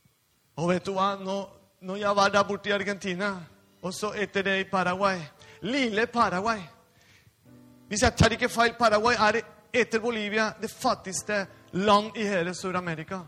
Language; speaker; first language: Norwegian; non-native, fluent; Spanish